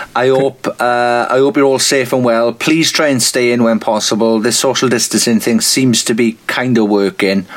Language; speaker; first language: English; native; English